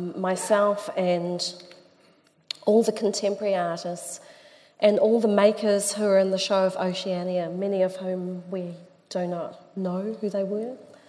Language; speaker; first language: English; native; English